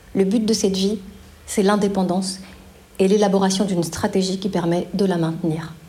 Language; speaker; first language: French; native; French